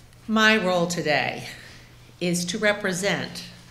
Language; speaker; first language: English; native; English